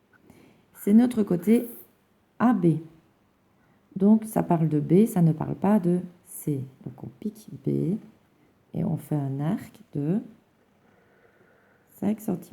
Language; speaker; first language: French; native; French